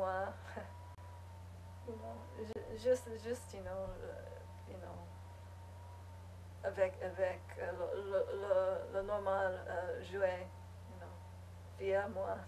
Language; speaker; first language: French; non-native, learner; English